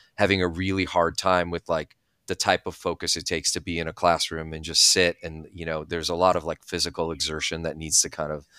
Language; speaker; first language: English; early bilingual, other home language; Bulgarian